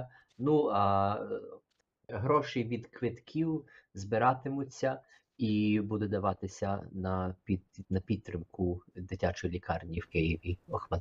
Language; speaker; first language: Ukrainian; early bilingual, heritage; Ukrainian